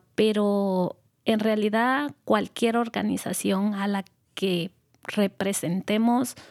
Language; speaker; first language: Spanish; native; Spanish